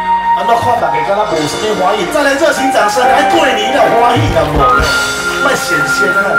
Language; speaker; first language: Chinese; non-native, local second language; Min Nan Chinese